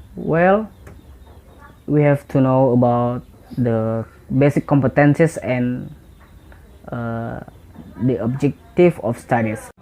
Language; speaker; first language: English; non-native, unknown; Indonesian